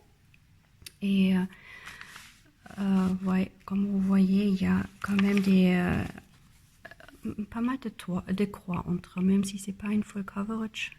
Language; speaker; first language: French; non-native, learner; German